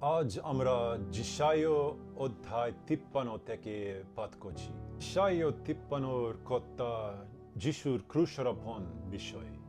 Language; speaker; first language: Bangla; non-native, learner; English